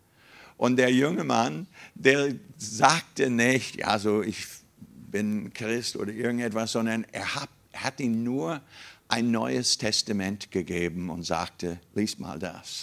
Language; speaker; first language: German; non-native, fluent; English